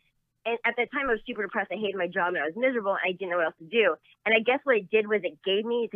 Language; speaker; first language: English; native; English